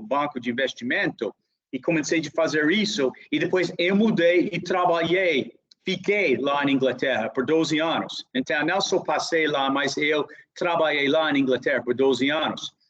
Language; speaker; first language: Portuguese; non-native, fluent; English